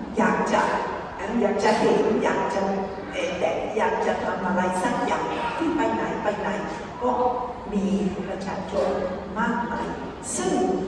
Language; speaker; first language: Thai; non-native, fluent; Spanish